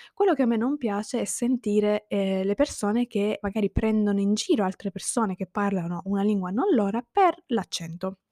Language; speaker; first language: Italian; native; Italian